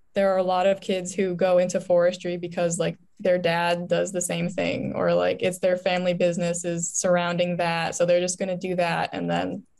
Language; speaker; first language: English; native; English